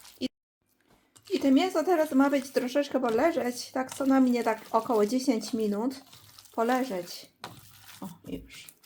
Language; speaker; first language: Polish; non-native, learner; Chinese